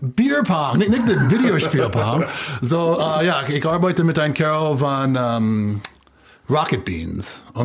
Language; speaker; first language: German; non-native, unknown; English